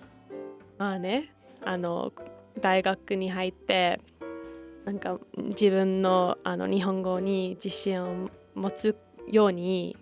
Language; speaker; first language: Japanese; non-native, fluent; English